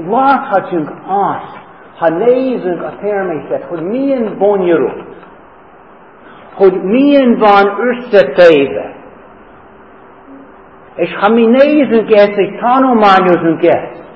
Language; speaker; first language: Hungarian; non-native, fluent; English